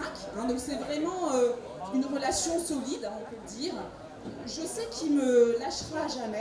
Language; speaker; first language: French; native; French